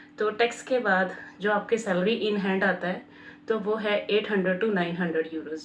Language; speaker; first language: Hindi; native; Hindi